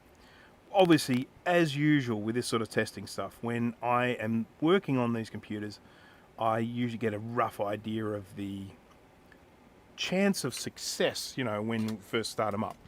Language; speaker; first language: English; native; English